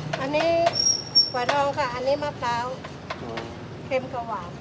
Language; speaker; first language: Thai; native; Thai